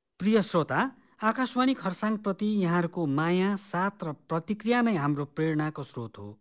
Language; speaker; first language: Nepali; native; Nepali